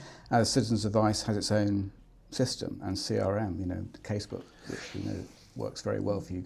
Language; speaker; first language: English; native; English